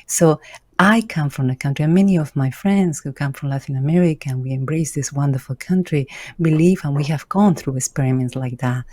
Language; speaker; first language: English; non-native, fluent; Spanish